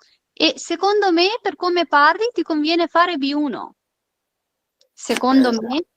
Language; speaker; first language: Italian; non-native, fluent; Urdu